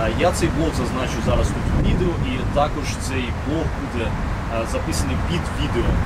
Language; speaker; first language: Ukrainian; native; Ukrainian